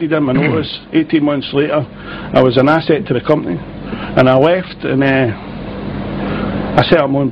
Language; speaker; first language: English; native; English